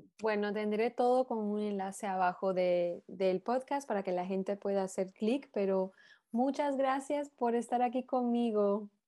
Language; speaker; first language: Spanish; early bilingual, heritage; Spanish